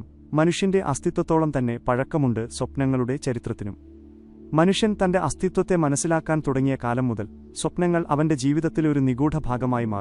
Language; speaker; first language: Malayalam; native; Malayalam